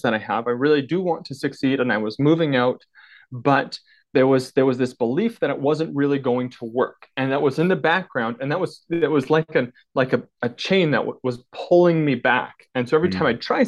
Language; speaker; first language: English; native; English